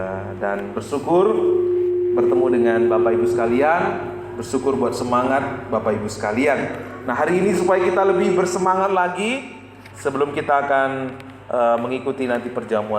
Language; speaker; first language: Indonesian; native; Indonesian